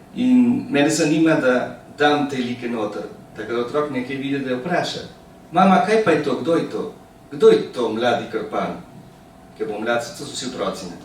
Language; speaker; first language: Slovenian; early bilingual, heritage; Slovenian